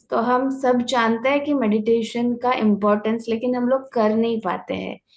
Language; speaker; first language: Hindi; non-native, local second language; Marathi